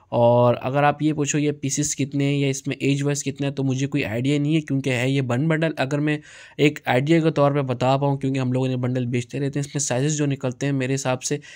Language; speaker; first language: Urdu; native; Urdu